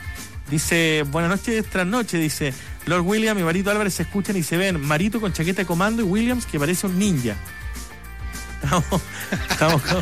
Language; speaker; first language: Spanish; native; Spanish